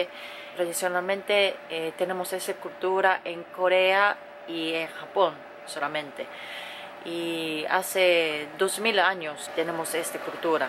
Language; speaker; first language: Spanish; non-native, learner; Japanese